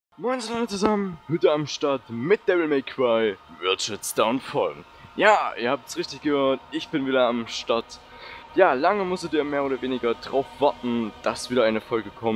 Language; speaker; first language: German; native; German